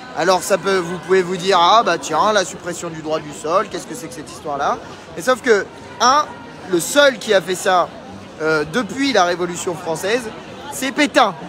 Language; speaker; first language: French; native; French